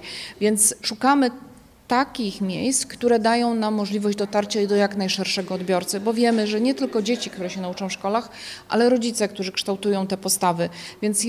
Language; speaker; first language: Polish; native; Polish